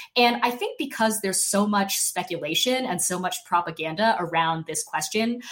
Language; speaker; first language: English; native; English